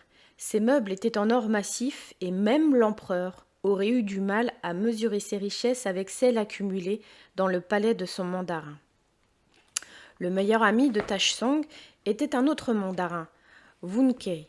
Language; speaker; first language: French; native; French